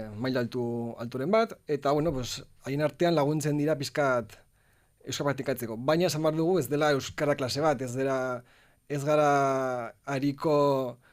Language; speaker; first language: Basque; non-native, local second language; Spanish